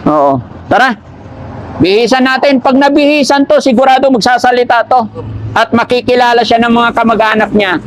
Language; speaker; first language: Filipino; native; Filipino